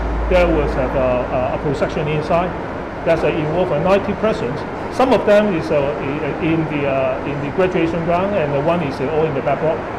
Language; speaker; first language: English; non-native, local second language; Cantonese